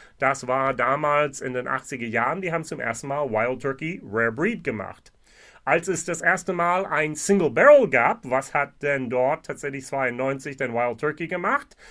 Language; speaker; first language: German; non-native, fluent; English